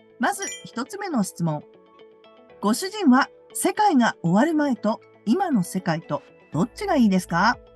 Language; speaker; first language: Japanese; native; Japanese